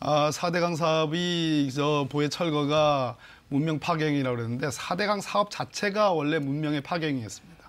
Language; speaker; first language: Korean; native; Korean